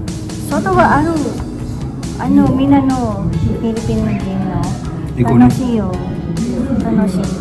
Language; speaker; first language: Japanese; non-native, learner; Filipino